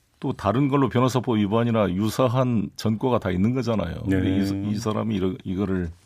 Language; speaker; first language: Korean; native; Korean